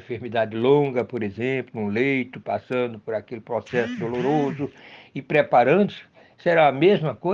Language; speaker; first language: Portuguese; native; Portuguese